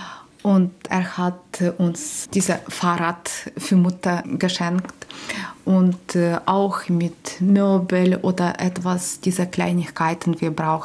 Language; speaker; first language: German; non-native, learner; Ukrainian